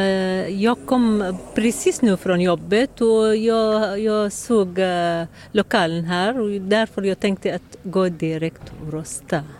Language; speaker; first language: Swedish; non-native, learner; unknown